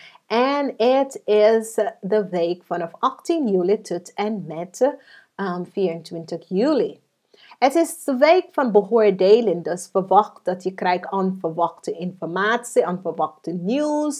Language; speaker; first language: Dutch; non-native, fluent; English